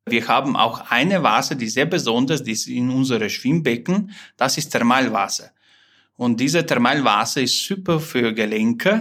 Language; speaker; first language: German; non-native, fluent; Slovenian